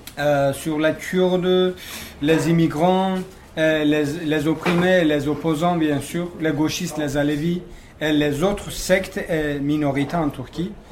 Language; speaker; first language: French; non-native, fluent; Kurdish